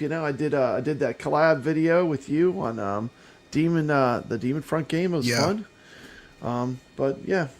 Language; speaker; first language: English; native; English